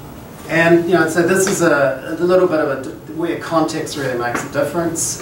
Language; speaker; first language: English; native; English